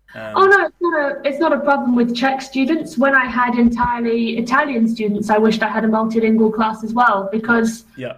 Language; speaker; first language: English; native; English